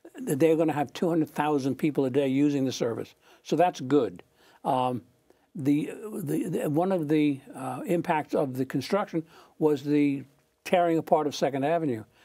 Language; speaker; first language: English; native; English